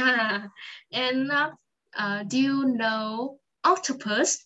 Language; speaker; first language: English; non-native, fluent; Vietnamese